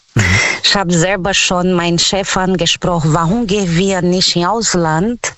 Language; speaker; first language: German; non-native, learner; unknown